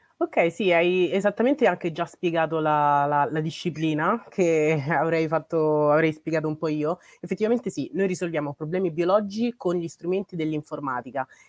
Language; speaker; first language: Italian; early bilingual, other home language; English